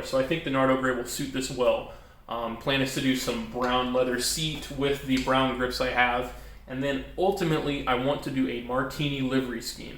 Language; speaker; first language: English; native; English